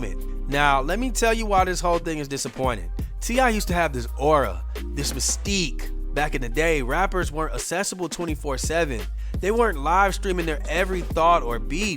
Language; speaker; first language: English; native; English